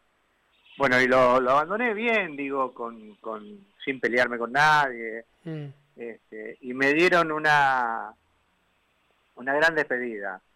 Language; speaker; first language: Spanish; native; Spanish